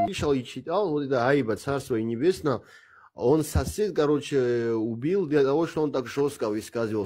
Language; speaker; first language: Russian; non-native, local second language; Abkhazian